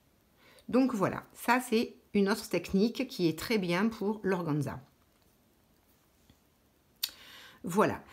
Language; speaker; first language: French; native; French